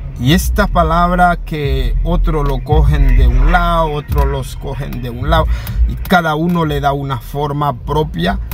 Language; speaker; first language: Spanish; non-native, fluent; Haitian Creole